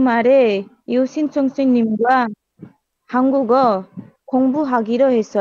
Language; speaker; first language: Korean; non-native, learner; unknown